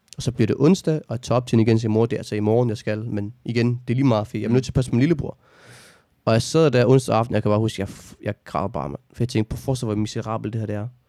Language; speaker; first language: Danish; early bilingual, other home language; Arabic